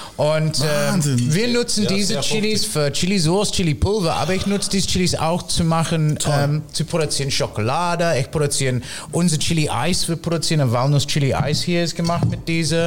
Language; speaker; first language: German; non-native, fluent; English